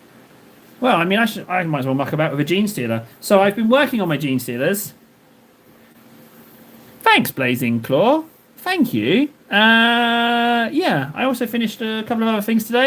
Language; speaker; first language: English; native; English